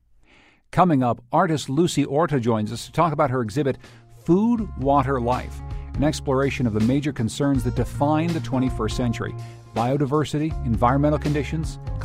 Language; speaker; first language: English; native; English